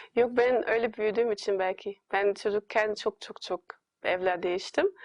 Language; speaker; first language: Turkish; non-native, fluent; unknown